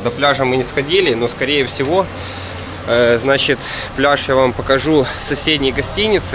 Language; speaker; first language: Russian; native; Russian